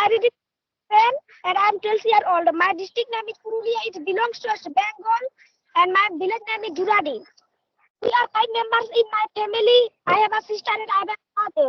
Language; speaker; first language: English; non-native, learner; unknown